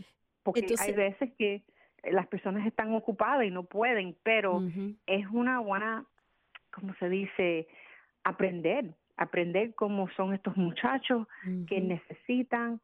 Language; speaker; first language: Spanish; early bilingual, other home language; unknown